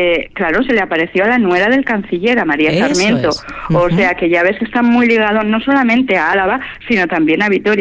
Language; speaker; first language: Spanish; native; Spanish